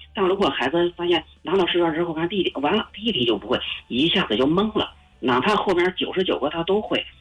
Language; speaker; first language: Chinese; native; Chinese